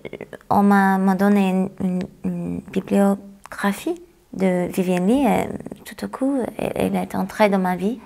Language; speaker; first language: French; non-native, fluent; English